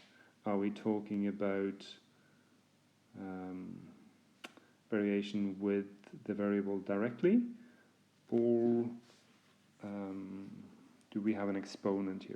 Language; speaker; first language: English; non-native, fluent; Norwegian